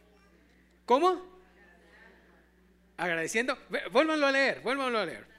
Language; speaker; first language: Spanish; native; Spanish